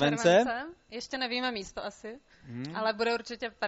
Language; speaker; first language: Czech; native; Czech